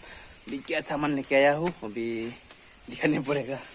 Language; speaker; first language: Hindi; non-native, local second language; Assamese